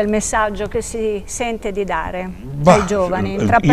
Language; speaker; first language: Italian; native; Italian